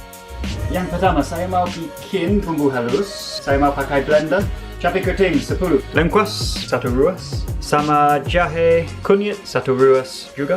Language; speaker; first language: Indonesian; non-native, fluent; English